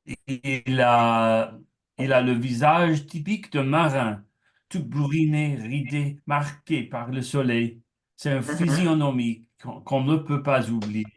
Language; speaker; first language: French; non-native, learner; English